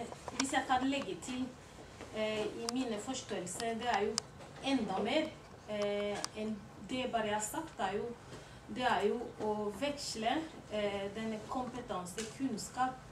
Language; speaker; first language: Norwegian; non-native, learner; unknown